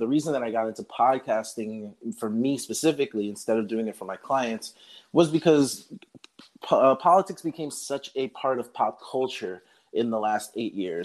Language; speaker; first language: English; native; English